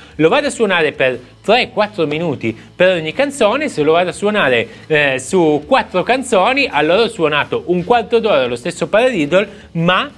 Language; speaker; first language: Italian; native; Italian